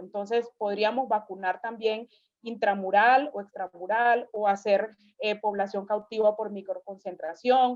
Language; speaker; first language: Spanish; native; Spanish